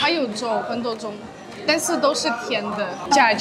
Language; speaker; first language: Chinese; non-native, fluent; Russian